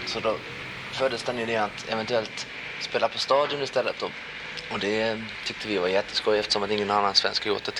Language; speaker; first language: Swedish; native; Swedish